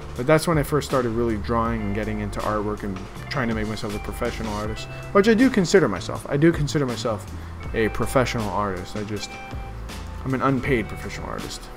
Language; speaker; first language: English; native; English